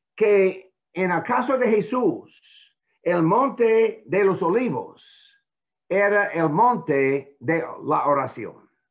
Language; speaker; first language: Spanish; non-native, fluent; English